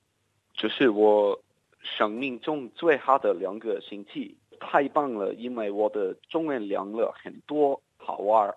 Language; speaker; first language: Chinese; non-native, learner; English